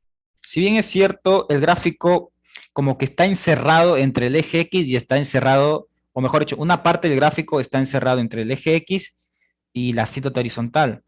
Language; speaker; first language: Spanish; native; Spanish